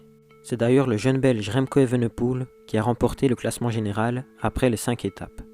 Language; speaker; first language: French; native; French